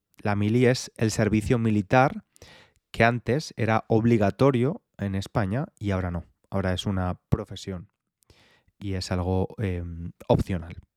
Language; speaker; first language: Spanish; native; Spanish